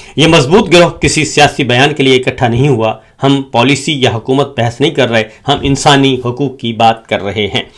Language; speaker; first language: Urdu; native; Urdu